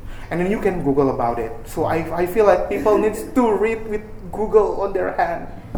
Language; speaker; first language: English; non-native, fluent; Indonesian